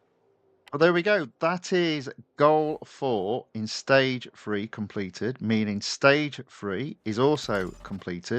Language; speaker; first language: English; native; English